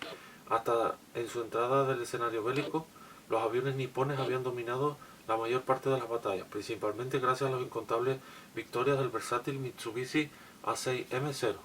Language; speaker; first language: Spanish; native; Spanish